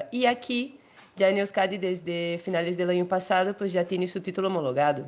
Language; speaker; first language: Spanish; non-native, fluent; Portuguese